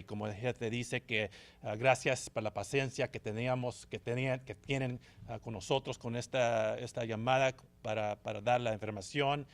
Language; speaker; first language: Spanish; early bilingual, heritage; Spanish